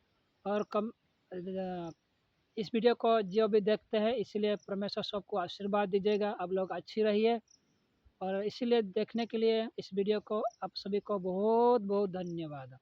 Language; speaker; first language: Hindi; non-native, local second language; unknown